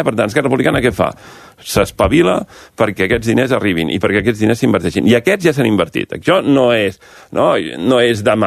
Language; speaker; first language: Catalan; native; Catalan